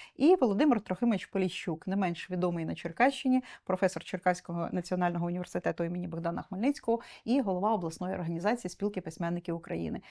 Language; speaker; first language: Ukrainian; native; Ukrainian